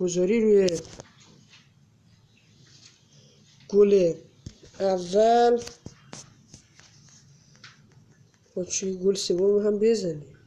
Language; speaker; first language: Persian; native; Persian